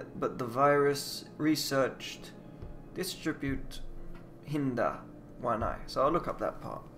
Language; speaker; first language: English; native; English